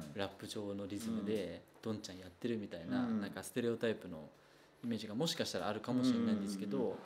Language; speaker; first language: Japanese; native; Japanese